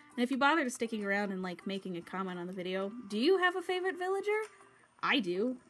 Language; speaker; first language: English; native; English